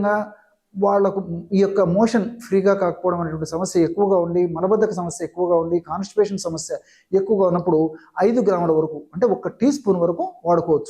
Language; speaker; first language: Telugu; native; Telugu